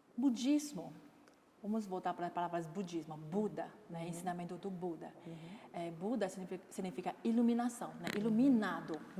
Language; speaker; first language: Portuguese; non-native, fluent; Chinese